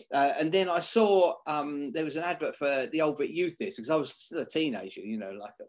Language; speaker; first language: English; native; English